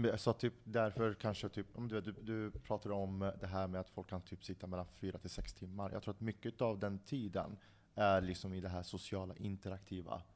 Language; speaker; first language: Swedish; early bilingual, other home language; Central Kurdish